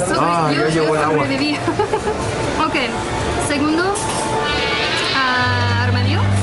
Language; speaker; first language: Spanish; non-native, learner; English